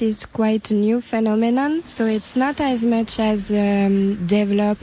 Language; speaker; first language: English; non-native, fluent; French